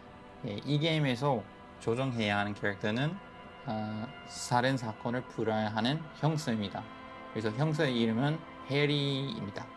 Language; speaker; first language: Korean; non-native, fluent; English